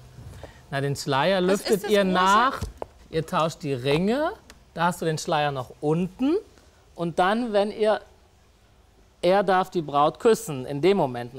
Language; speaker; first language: German; native; German